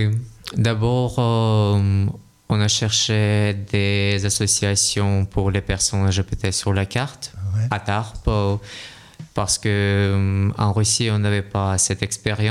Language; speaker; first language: French; non-native, fluent; Russian